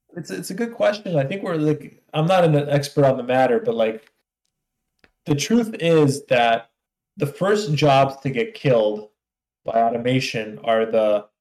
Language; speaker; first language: English; non-native, fluent; Hebrew